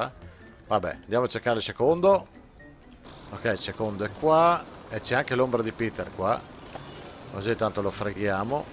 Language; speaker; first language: Italian; native; Italian